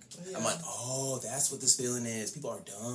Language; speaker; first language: English; native; English